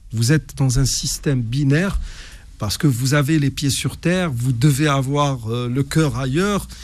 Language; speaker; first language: French; non-native, local second language; Arabic